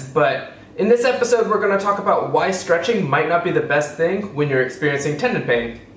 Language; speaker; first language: English; native; English